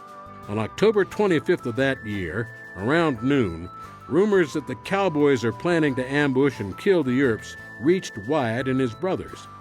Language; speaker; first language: English; native; English